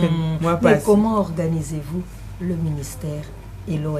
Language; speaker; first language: French; non-native, local second language; Lingala